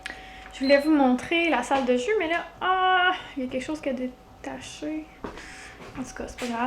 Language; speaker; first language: French; native; French